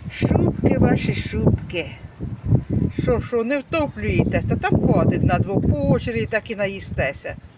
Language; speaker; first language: Ukrainian; native; Ukrainian